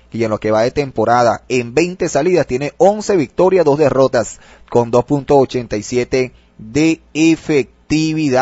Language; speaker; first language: Spanish; native; Spanish